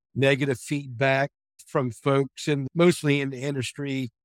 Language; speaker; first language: English; native; English